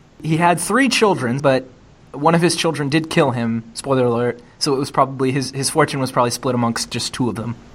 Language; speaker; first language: English; native; English